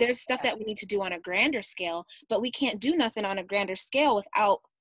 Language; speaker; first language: English; native; English